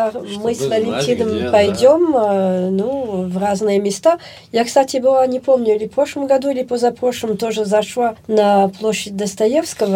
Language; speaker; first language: Russian; early bilingual, heritage; Russian